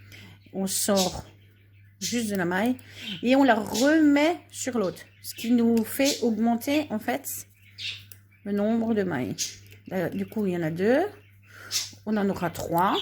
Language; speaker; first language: French; native; French